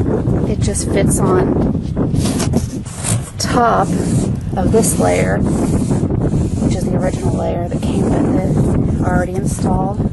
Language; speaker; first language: English; native; English